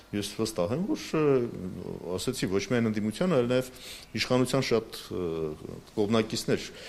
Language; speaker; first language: Armenian; native; Armenian